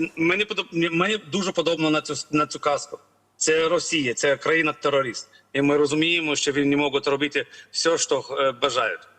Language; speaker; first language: Ukrainian; non-native, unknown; Lithuanian